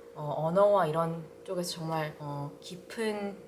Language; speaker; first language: Korean; early bilingual, heritage; Korean